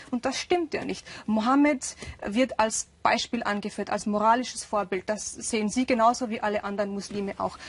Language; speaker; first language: German; early bilingual, other home language; Urdu